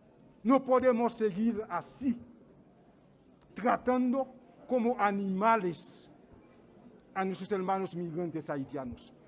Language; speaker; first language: Spanish; non-native, fluent; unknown